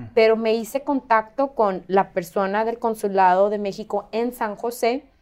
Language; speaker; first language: Spanish; native; Spanish